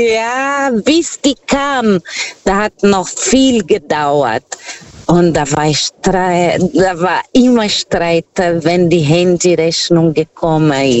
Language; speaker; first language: German; non-native, fluent; Portuguese